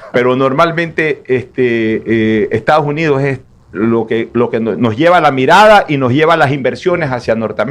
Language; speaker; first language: Spanish; native; Spanish